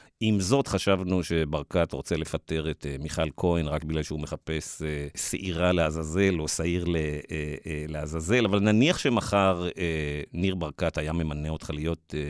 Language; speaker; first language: Hebrew; native; Hebrew